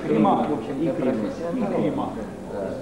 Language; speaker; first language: Russian; native; Russian